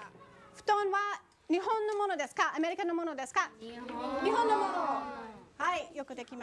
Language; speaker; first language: Japanese; non-native, fluent; English